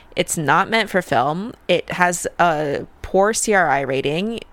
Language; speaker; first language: English; early bilingual, other home language; Russian